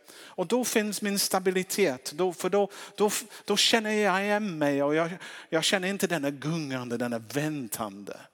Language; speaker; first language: Swedish; non-native, fluent; English